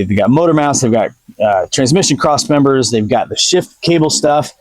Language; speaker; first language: English; native; English